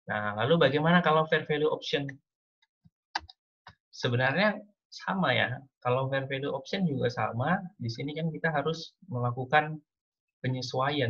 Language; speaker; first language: Indonesian; native; Indonesian